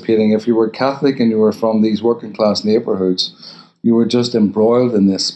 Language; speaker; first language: English; native; English